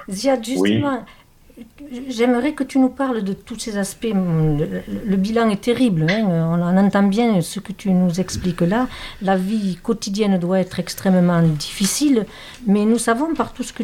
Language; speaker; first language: French; native; French